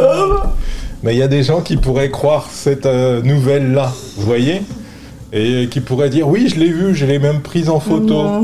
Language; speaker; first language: French; native; French